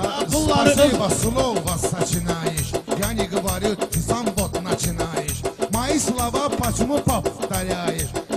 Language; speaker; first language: Russian; non-native, learner; Talysh